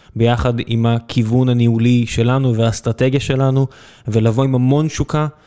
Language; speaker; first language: Hebrew; native; Hebrew